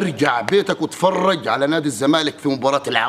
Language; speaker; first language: Arabic; native; Arabic